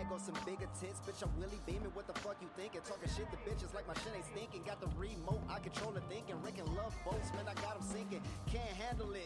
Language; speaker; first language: English; native; English